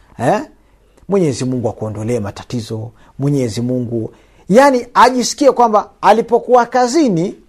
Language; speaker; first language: Swahili; native; Swahili